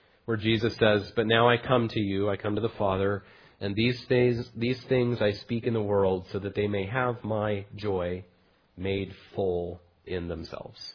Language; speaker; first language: English; native; English